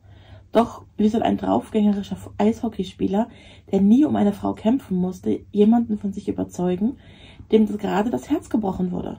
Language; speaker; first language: German; native; German